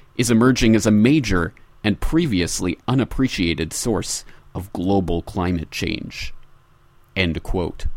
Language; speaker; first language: English; native; English